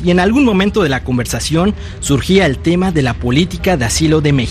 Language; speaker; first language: Spanish; native; Spanish